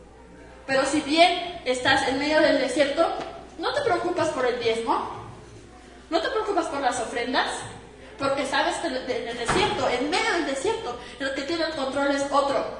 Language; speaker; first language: Spanish; native; Spanish